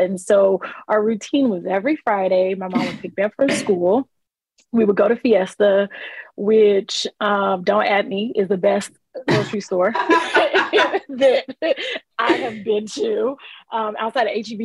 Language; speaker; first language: English; early bilingual, other home language; Akan